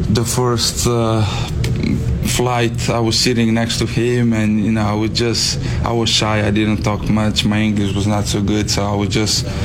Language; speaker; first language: English; non-native, fluent; Slovenian